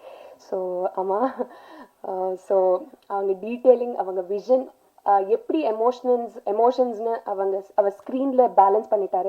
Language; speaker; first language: Tamil; non-native, learner; Telugu